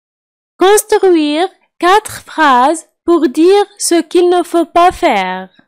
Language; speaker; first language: French; non-native, fluent; Arabic